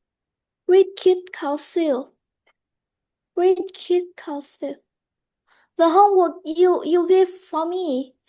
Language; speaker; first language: English; non-native, learner; Vietnamese